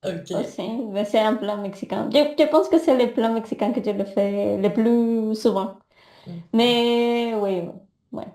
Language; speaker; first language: French; non-native, learner; Spanish